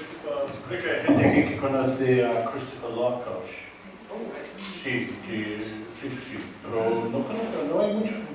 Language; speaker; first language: Spanish; non-native, learner; English